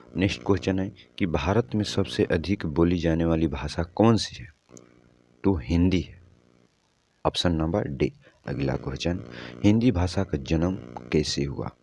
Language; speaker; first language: Hindi; native; Hindi